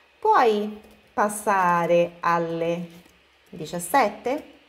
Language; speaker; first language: Italian; non-native, fluent; Portuguese